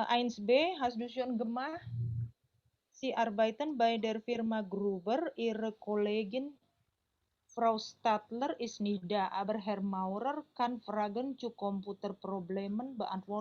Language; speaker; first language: German; non-native, fluent; Indonesian